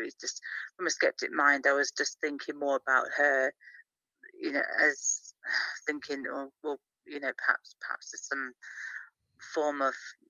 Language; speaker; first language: English; native; English